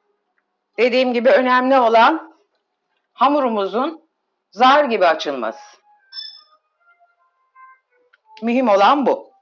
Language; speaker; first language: Turkish; native; Turkish